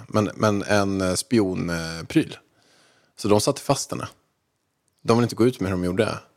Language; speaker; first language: Swedish; native; Swedish